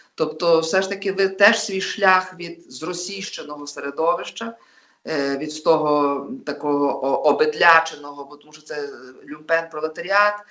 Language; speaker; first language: Ukrainian; native; Ukrainian